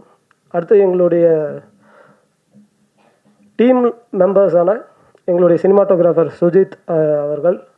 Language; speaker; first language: Tamil; native; Tamil